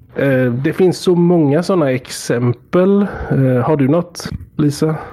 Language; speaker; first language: Swedish; native; Swedish